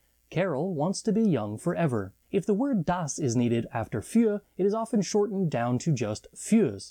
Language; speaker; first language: English; native; English